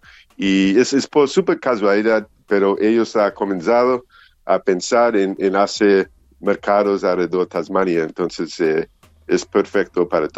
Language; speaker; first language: Spanish; non-native, learner; English